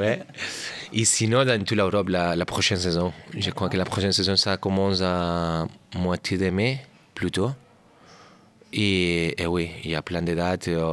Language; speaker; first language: French; non-native, learner; Catalan